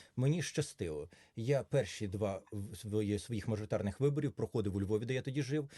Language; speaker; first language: Ukrainian; native; Ukrainian